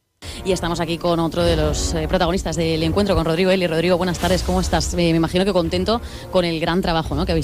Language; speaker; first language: Spanish; native; Spanish